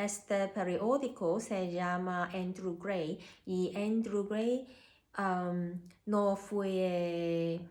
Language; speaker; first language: Spanish; non-native, learner; Cantonese